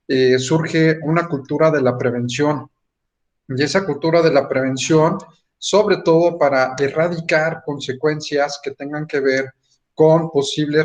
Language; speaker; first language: Spanish; native; Spanish